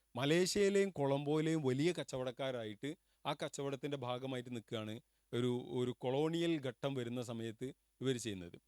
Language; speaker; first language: Malayalam; native; Malayalam